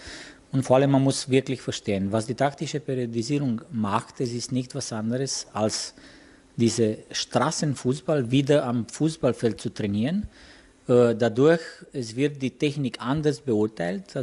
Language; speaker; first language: German; non-native, fluent; Romanian